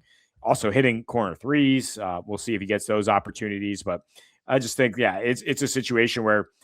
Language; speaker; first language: English; native; English